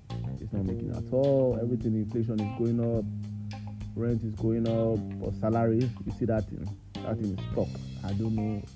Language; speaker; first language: English; non-native, local second language; Yoruba